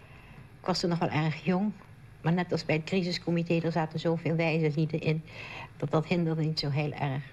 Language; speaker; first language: Dutch; native; Dutch